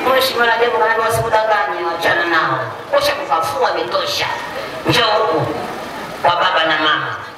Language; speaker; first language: Swahili; native; Swahili